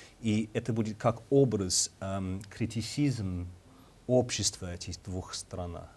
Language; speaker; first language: Russian; non-native, fluent; English